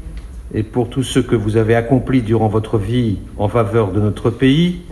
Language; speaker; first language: French; native; French